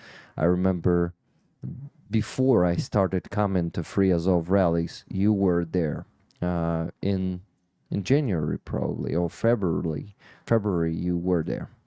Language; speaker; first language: English; non-native, fluent; Ukrainian